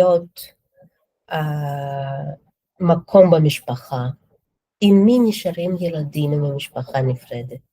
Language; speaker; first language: Hebrew; non-native, fluent; Russian